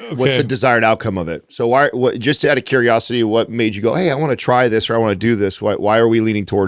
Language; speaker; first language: English; native; English